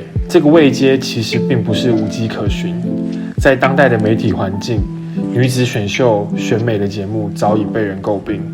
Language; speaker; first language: Chinese; native; Chinese